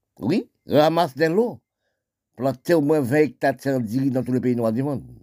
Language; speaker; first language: French; non-native, local second language; Haitian Creole